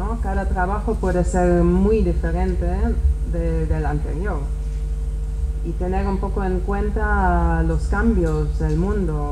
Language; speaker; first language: Spanish; non-native, fluent; Czech